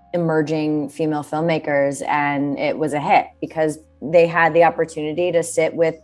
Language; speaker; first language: English; native; English